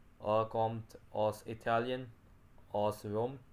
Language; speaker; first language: German; non-native, learner; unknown